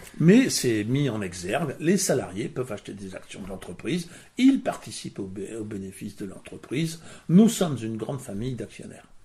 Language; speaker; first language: French; native; French